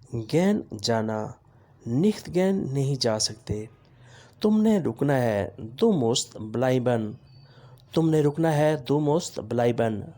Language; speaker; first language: Urdu; native; Urdu